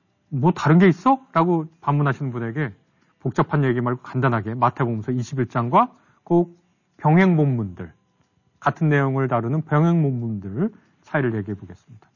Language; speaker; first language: Korean; native; Korean